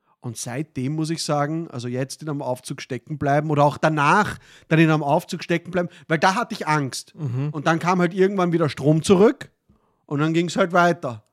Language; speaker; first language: German; early bilingual, other home language; Arabic